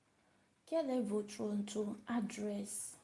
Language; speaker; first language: French; non-native, learner; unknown